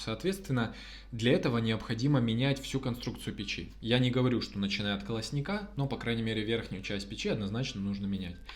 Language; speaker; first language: Russian; native; Russian